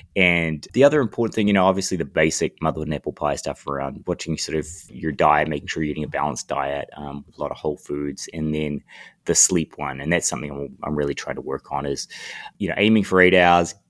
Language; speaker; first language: English; native; English